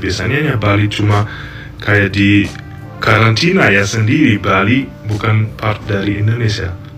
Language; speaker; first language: Indonesian; non-native, fluent; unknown